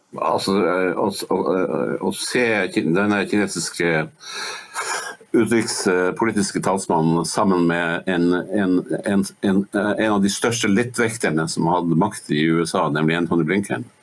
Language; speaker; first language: Norwegian; native; Norwegian